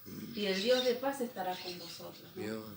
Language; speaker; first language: Spanish; native; Spanish